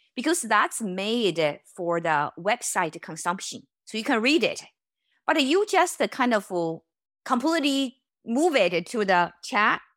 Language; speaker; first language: English; non-native, fluent; Chinese